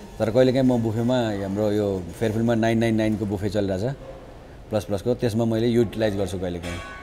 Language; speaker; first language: Nepali; native; Nepali